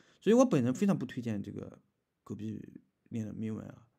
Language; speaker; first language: Chinese; native; Chinese